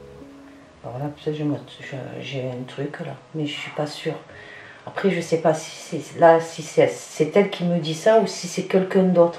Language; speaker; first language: French; native; French